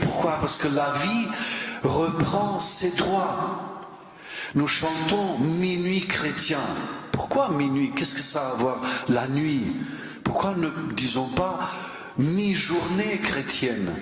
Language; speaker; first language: French; non-native, fluent; Romanian